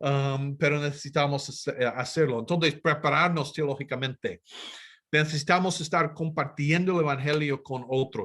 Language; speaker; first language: Spanish; non-native, fluent; English